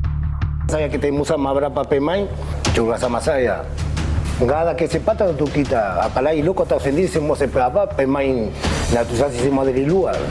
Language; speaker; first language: Indonesian; non-native, local second language; Spanish